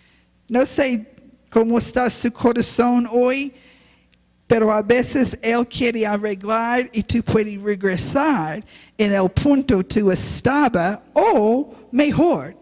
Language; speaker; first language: Spanish; non-native, learner; English